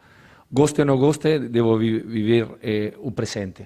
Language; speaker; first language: Portuguese; non-native, learner; Spanish